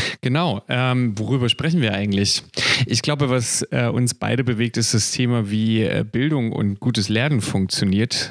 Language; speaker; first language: German; native; German